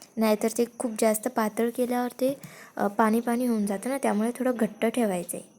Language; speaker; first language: Marathi; non-native, local second language; Lambadi